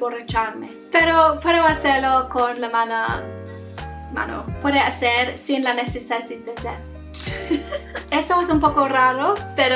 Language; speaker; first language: Spanish; non-native, learner; English